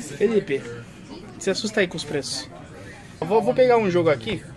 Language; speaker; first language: Portuguese; native; Portuguese